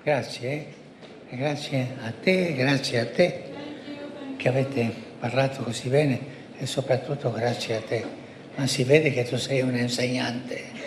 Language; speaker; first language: Italian; non-native, fluent; Spanish